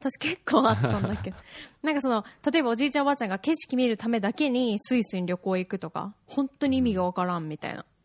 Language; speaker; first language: Japanese; native; Japanese